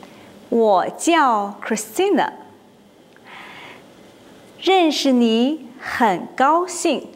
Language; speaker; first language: Chinese; non-native, learner; English